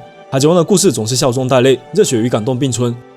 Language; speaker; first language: Chinese; native; Chinese